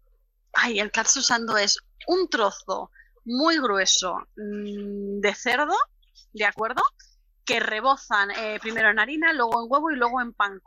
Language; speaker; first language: Spanish; native; Spanish